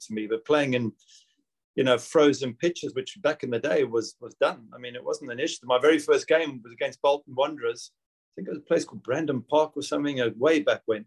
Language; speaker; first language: English; native; English